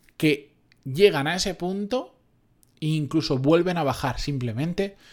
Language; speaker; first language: Spanish; native; Spanish